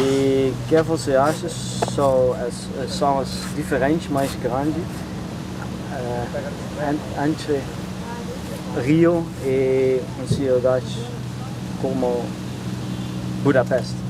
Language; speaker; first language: Portuguese; non-native, learner; Dutch